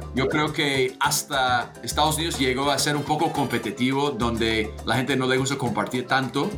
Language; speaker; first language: Spanish; non-native, fluent; English